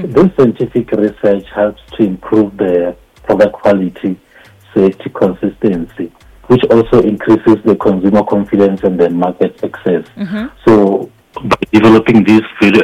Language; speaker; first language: English; non-native, local second language; Northern Sotho